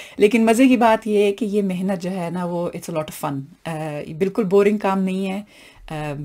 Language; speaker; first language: Urdu; non-native, local second language; Punjabi